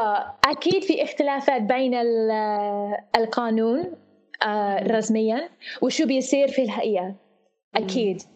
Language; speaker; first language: Arabic; non-native, fluent; English